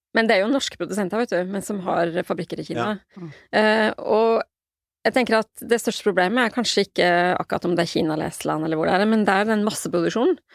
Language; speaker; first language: Norwegian; native; Norwegian